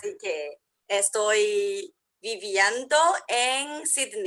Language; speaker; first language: Spanish; non-native, learner; Chinese